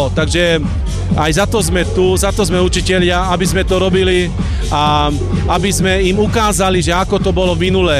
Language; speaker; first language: Slovak; non-native, local second language; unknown